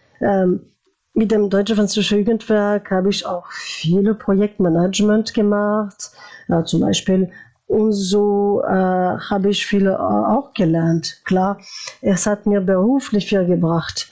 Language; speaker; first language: German; non-native, fluent; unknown